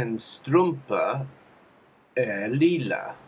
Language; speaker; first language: Swedish; non-native, learner; English